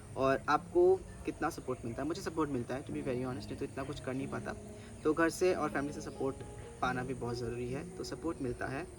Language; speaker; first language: Hindi; non-native, local second language; Bangla